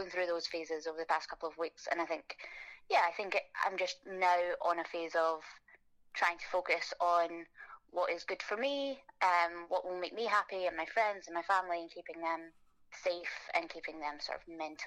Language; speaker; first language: English; native; English